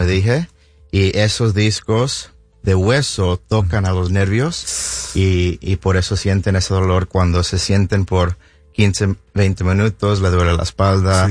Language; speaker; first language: Spanish; early bilingual, heritage; Spanish